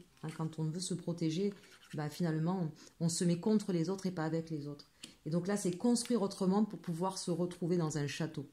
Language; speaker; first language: French; native; French